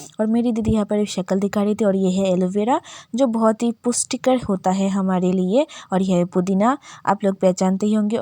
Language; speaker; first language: Hindi; non-native, local second language; Bangla